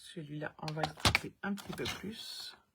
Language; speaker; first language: French; native; French